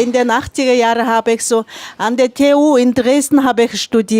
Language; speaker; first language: German; non-native, learner; Mongolian